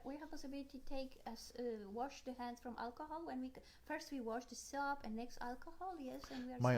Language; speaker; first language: English; non-native, learner; Polish